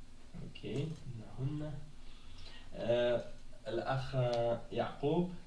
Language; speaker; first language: Arabic; non-native, fluent; French